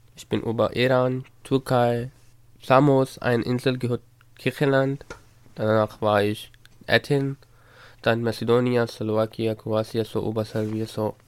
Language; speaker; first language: German; non-native, learner; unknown